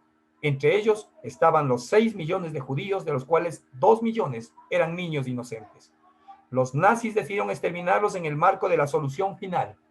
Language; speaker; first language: Spanish; native; Spanish